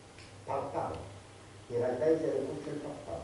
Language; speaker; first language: Hebrew; non-native, fluent; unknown